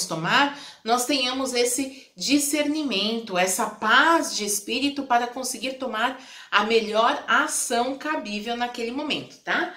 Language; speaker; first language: Portuguese; native; Portuguese